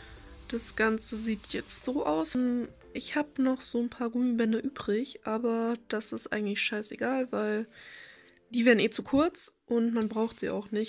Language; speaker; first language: German; native; German